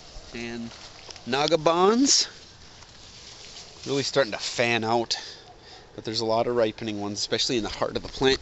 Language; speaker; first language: English; native; English